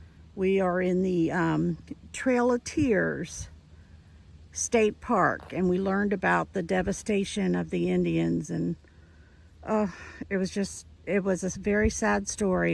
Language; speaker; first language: English; native; English